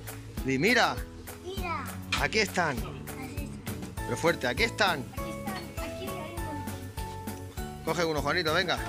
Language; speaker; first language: Spanish; native; Spanish